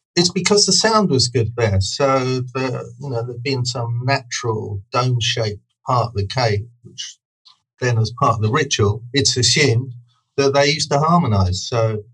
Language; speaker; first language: English; native; English